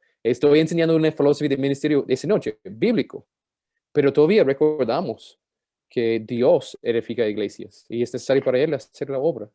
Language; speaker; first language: Spanish; non-native, fluent; English